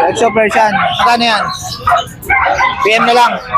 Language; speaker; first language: Filipino; native; Filipino